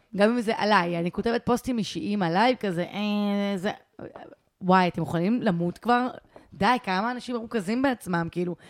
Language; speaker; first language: Hebrew; native; Hebrew